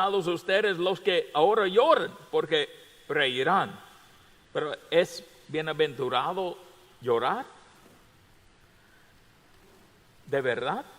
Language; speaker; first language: Spanish; non-native, fluent; English